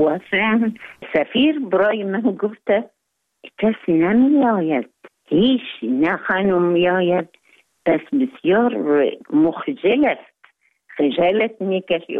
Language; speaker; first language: Persian; non-native, fluent; Arabic